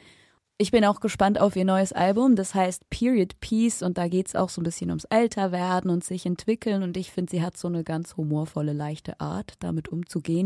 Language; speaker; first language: German; native; German